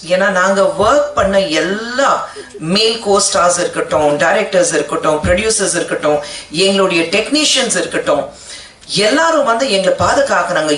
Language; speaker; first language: Tamil; non-native, fluent; Hindi